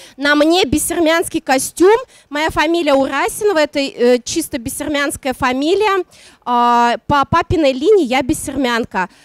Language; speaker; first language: Russian; non-native, local second language; Udmurt